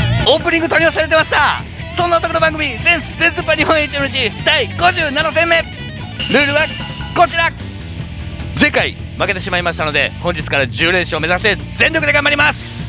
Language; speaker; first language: Japanese; native; Japanese